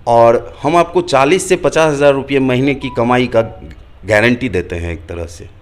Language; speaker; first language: Hindi; native; Hindi